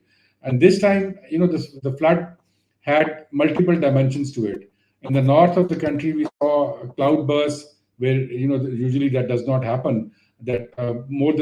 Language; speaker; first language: English; non-native, local second language; Urdu